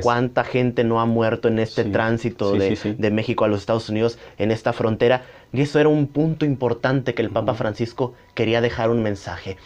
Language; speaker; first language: Spanish; native; Spanish